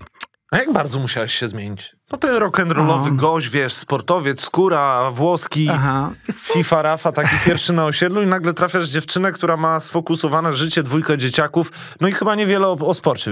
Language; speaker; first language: Polish; native; Polish